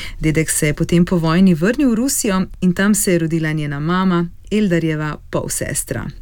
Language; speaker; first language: Slovenian; native; Slovenian